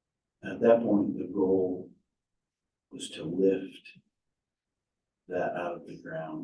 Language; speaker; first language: English; native; English